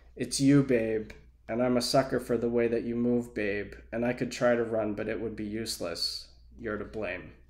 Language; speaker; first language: English; native; English